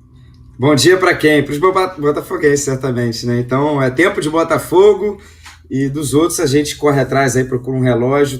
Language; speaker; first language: Portuguese; native; Portuguese